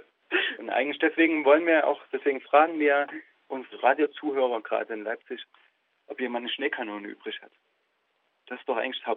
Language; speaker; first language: German; native; German